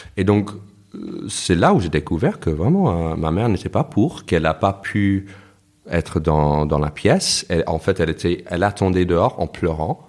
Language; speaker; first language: French; non-native, fluent; English